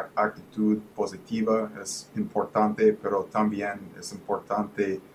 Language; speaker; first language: Spanish; non-native, fluent; English